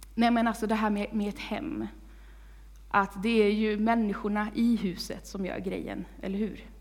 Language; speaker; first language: Swedish; native; Swedish